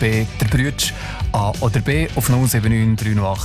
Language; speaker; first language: German; native; German